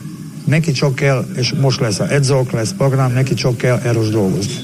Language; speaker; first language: Hungarian; non-native, learner; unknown